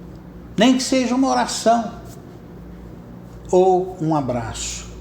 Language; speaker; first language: Portuguese; native; Portuguese